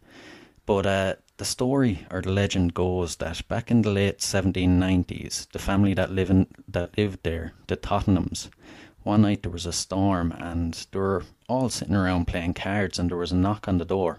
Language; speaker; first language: English; native; English